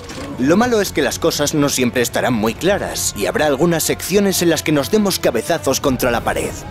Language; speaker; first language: Spanish; native; Spanish